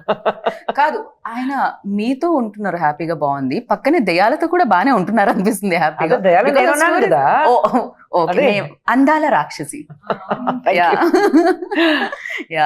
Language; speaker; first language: Telugu; native; Telugu